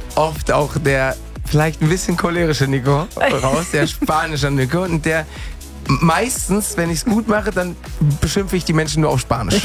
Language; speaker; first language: German; non-native, fluent; Spanish